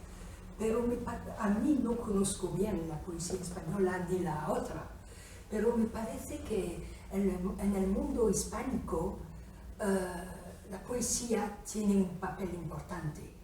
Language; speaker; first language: Spanish; non-native, fluent; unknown